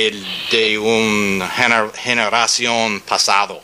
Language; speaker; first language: Spanish; non-native, learner; English